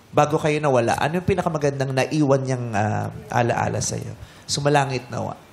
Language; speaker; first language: Filipino; native; Filipino